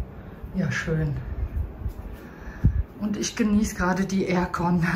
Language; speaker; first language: German; native; German